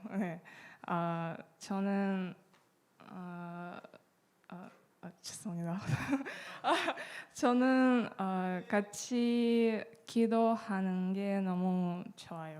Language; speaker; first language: Korean; non-native, learner; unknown